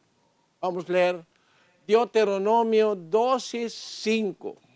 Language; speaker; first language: Portuguese; non-native, learner; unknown